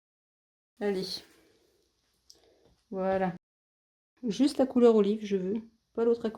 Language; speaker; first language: French; native; French